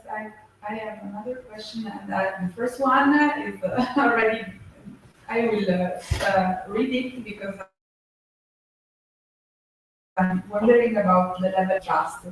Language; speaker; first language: English; non-native, fluent; Italian